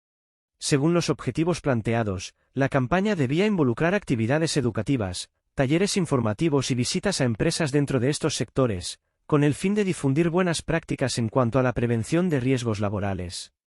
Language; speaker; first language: Spanish; native; Spanish